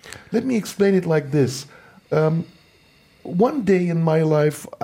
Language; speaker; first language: English; non-native, fluent; Turkish